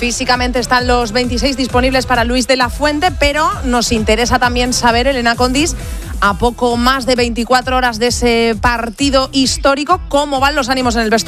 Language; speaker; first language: Spanish; native; Spanish